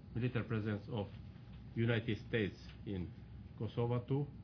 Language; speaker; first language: English; non-native, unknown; Albanian